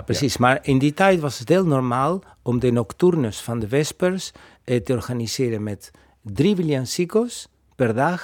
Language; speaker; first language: Dutch; non-native, fluent; Spanish